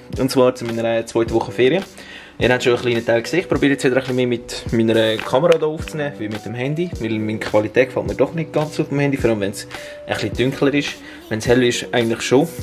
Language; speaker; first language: German; native; German